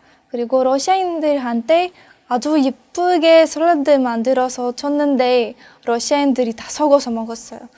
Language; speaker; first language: Korean; non-native, fluent; Russian